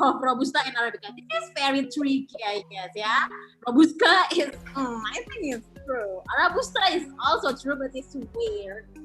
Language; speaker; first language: English; non-native, fluent; Indonesian